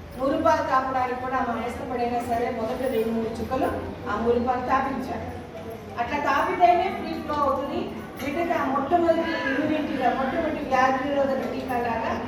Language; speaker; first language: Telugu; native; Telugu